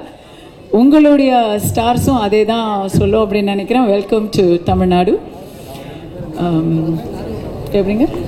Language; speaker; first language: Tamil; native; Tamil